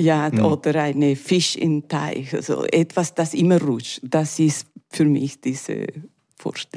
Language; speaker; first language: German; non-native, learner; Spanish